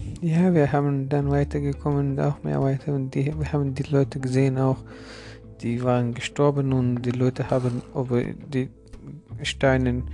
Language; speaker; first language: German; non-native, learner; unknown